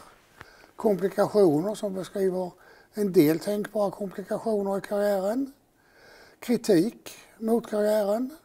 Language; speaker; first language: Swedish; native; Swedish